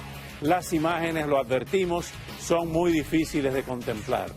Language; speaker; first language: Spanish; native; Spanish